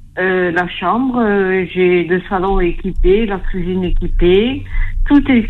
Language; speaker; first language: French; non-native, learner; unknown